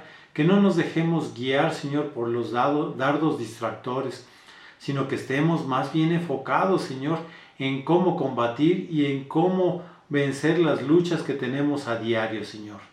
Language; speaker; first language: Spanish; native; Spanish